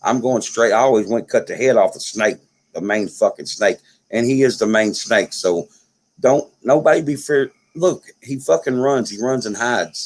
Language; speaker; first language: English; native; English